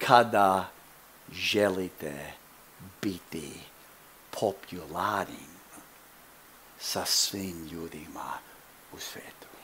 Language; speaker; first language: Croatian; early bilingual, heritage; Croatian